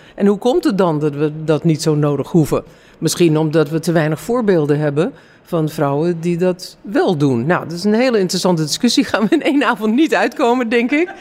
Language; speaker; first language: Dutch; non-native, fluent; English